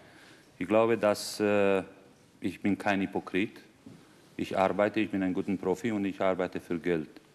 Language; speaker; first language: German; non-native, fluent; Romanian